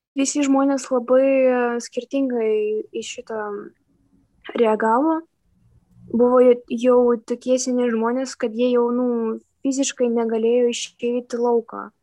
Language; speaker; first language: Lithuanian; non-native, local second language; Russian